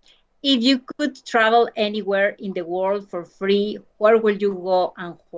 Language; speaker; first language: English; non-native, learner; Spanish